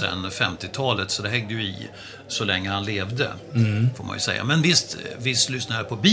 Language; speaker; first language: Swedish; native; Swedish